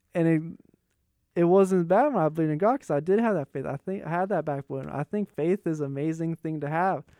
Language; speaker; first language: English; native; English